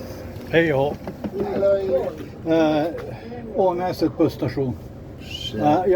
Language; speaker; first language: Swedish; non-native, fluent; English